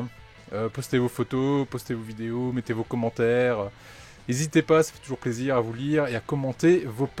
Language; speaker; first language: French; native; French